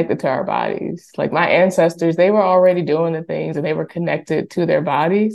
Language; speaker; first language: English; native; English